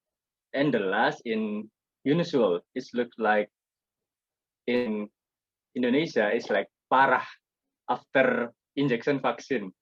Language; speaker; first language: English; non-native, learner; Indonesian